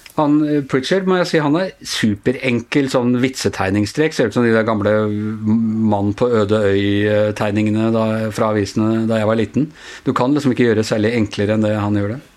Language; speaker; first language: Norwegian; native; Norwegian